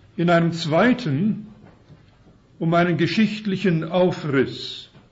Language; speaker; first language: German; early bilingual, heritage; German